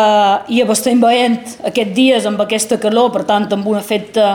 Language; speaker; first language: Catalan; native; Catalan